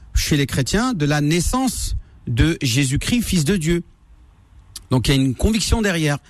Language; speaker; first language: French; native; French